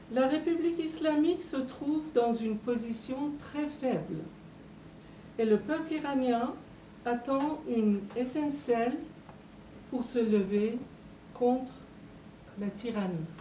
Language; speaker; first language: French; non-native, fluent; Persian